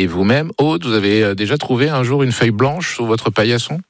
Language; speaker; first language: French; native; French